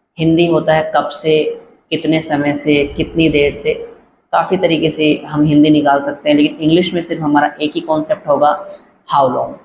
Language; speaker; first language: Hindi; native; Hindi